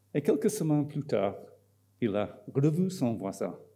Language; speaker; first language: French; non-native, fluent; English